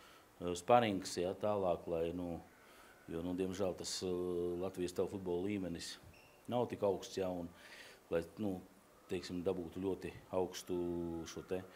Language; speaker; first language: Latvian; native; Latvian